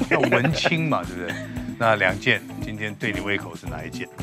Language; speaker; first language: Chinese; native; Chinese